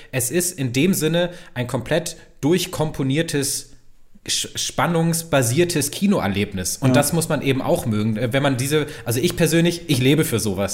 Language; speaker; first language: German; native; German